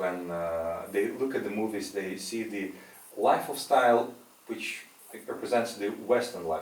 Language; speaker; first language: English; non-native, fluent; Russian